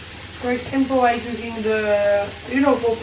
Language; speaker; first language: English; non-native, learner; Italian